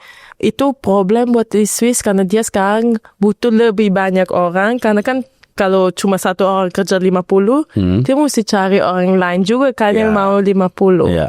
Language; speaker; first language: Indonesian; early bilingual, heritage; Indonesian